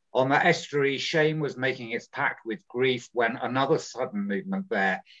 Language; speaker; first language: English; native; English